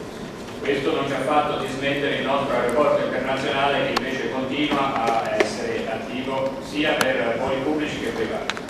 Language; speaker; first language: Italian; native; Italian